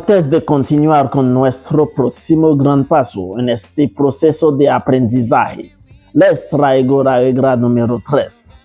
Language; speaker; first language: Spanish; non-native, fluent; Haitian Creole